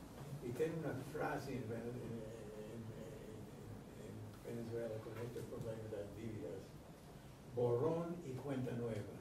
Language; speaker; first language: Portuguese; non-native, fluent; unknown